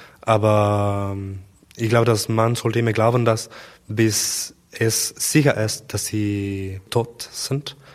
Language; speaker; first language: German; non-native, learner; Spanish